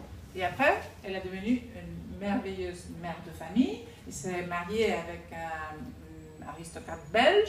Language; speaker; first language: French; non-native, fluent; Spanish